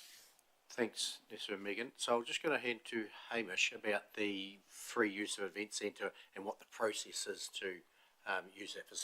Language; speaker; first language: English; native; English